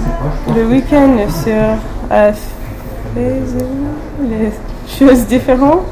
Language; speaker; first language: French; non-native, learner; English